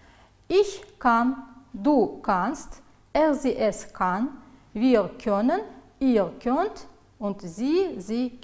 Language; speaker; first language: German; non-native, fluent; Uzbek